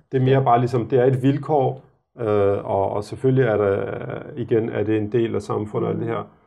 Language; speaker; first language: Danish; early bilingual, other home language; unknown